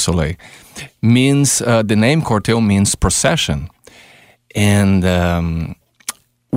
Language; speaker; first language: English; non-native, fluent; Portuguese